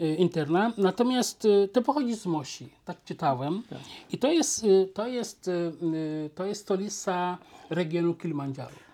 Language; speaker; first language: Polish; non-native, fluent; Wolof